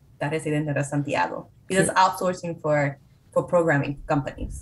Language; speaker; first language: English; non-native, fluent; Spanish